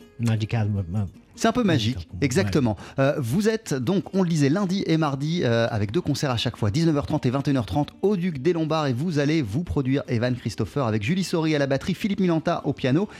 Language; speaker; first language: French; native; French